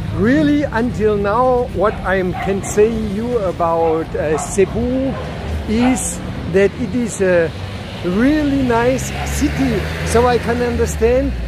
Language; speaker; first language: English; non-native, fluent; German